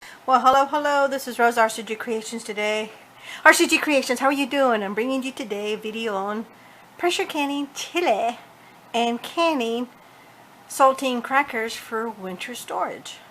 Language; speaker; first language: English; native; English